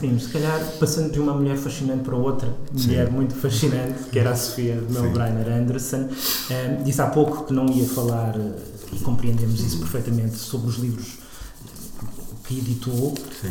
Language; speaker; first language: Portuguese; native; Portuguese